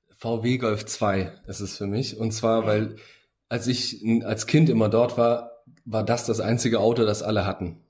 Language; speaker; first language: German; early bilingual, other home language; Bosnian